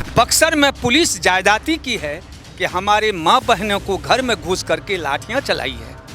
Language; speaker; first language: Hindi; native; Hindi